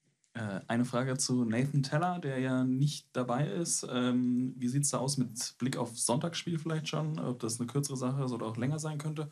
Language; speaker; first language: German; native; German